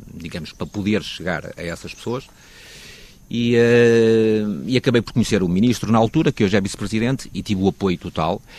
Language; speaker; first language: Portuguese; native; Portuguese